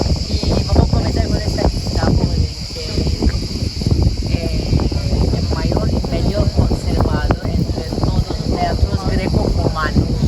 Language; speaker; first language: Portuguese; non-native, fluent; Turkish